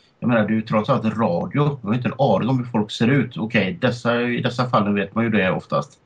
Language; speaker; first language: Swedish; native; Swedish